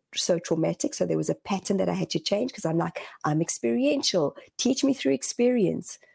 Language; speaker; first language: English; native; English